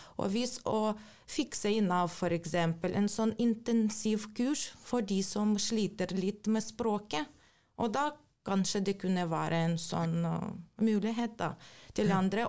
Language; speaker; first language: Norwegian; non-native, fluent; Ukrainian